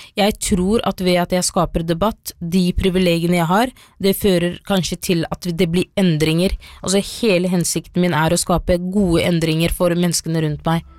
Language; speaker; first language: Norwegian; early bilingual, other home language; Somali